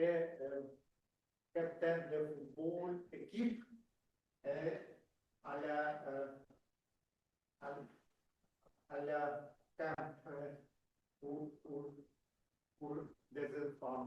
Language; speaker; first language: French; non-native, learner; Russian